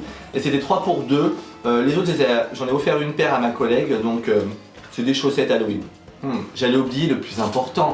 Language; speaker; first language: French; native; French